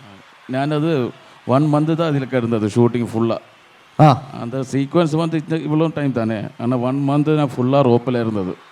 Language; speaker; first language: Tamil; non-native, learner; Malayalam